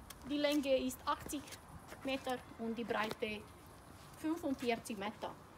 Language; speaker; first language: German; non-native, fluent; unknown